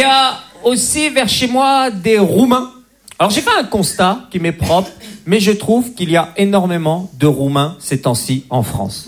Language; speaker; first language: French; native; French